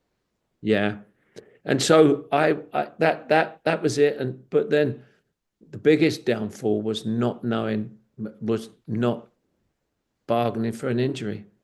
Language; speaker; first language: English; native; English